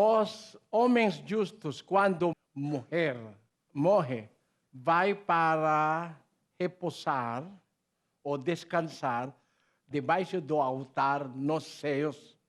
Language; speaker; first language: Portuguese; non-native, learner; Filipino